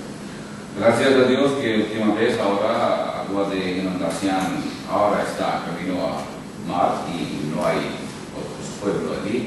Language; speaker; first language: Spanish; non-native, local second language; Urdu